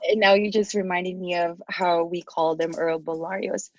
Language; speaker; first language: English; non-native, local second language; Filipino